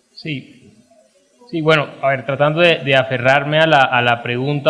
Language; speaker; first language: Spanish; native; Spanish